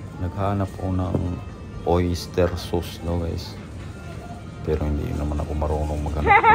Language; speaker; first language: Filipino; non-native, local second language; Cebuano